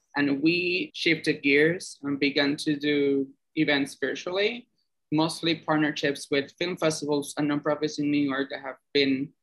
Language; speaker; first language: English; non-native, fluent; Spanish